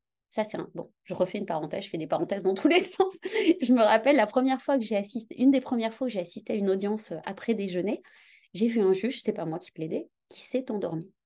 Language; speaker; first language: French; native; French